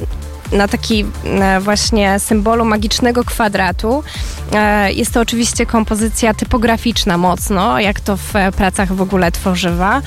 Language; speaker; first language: Polish; native; Polish